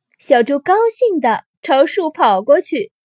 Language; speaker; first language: Chinese; native; Chinese